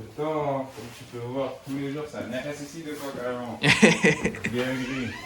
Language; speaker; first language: French; non-native, fluent; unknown